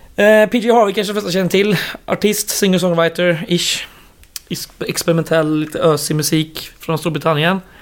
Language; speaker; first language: Swedish; native; Swedish